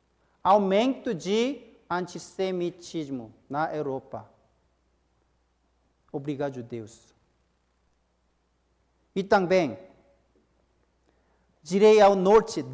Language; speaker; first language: Portuguese; non-native, fluent; Korean